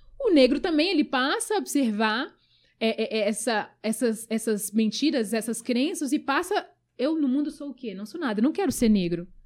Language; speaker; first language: Portuguese; early bilingual, other home language; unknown